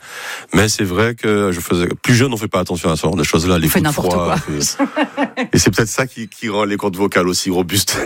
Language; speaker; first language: French; native; French